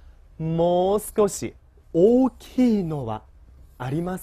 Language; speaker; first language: Japanese; non-native, fluent; Chinese